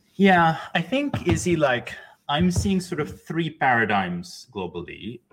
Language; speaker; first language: English; non-native, local second language; Urdu